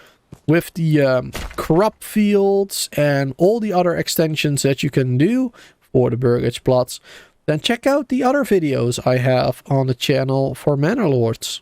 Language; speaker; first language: English; native; English